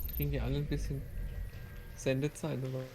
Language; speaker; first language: German; native; German